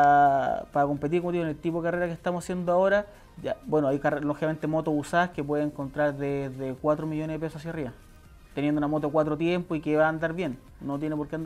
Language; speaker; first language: Spanish; native; Spanish